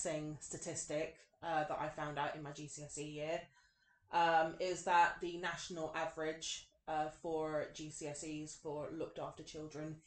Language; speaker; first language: English; native; English